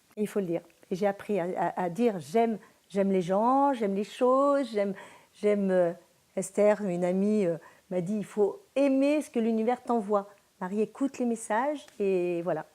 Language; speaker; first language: French; early bilingual, other home language; Spanish